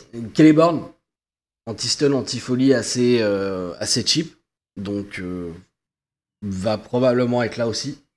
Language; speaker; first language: French; native; French